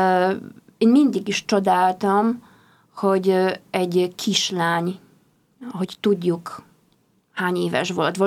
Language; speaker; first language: Hungarian; non-native, fluent; Polish